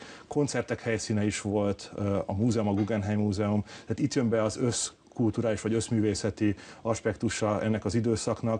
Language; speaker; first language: Hungarian; native; Hungarian